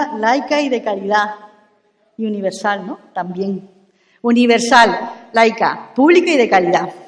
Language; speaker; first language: Spanish; native; Spanish